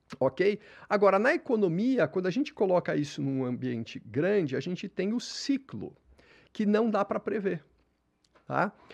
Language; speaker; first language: Portuguese; native; Portuguese